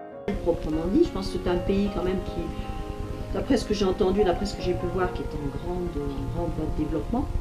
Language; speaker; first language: French; native; French